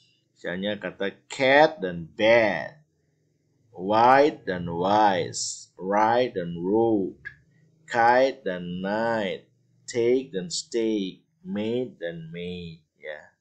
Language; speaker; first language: Indonesian; native; Indonesian